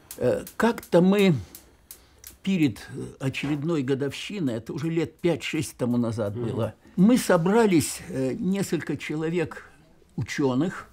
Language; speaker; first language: Russian; native; Russian